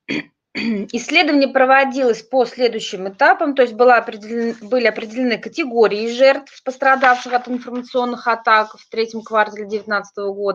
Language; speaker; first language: Russian; native; Russian